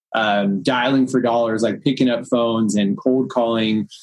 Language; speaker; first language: English; early bilingual, other home language; Hindi